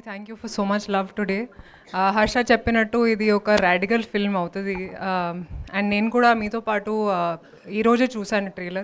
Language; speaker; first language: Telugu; non-native, local second language; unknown